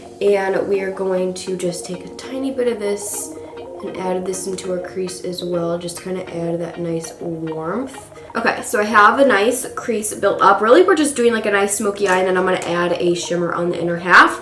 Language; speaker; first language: English; native; English